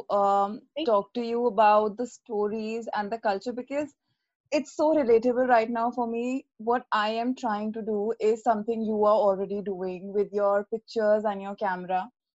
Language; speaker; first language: English; non-native, local second language; Hindi